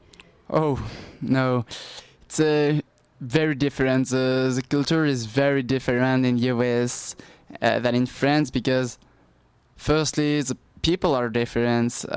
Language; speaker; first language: English; non-native, learner; French